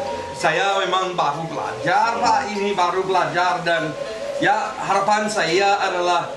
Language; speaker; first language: Indonesian; non-native, fluent; Spanish